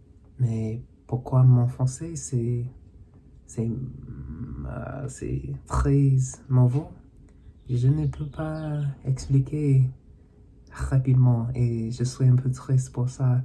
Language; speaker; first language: French; non-native, learner; English